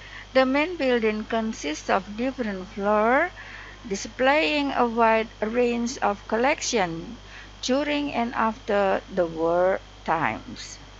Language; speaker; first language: English; non-native, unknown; Indonesian